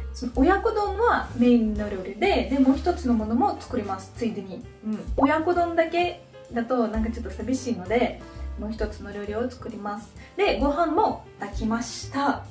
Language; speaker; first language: Japanese; non-native, fluent; Russian